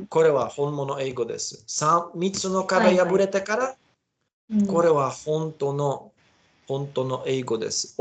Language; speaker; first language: Japanese; non-native, learner; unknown